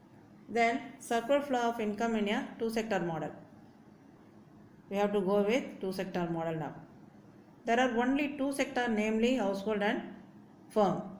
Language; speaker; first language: English; non-native, local second language; Tamil